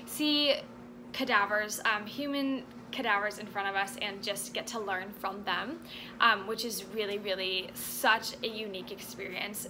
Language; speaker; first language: English; native; English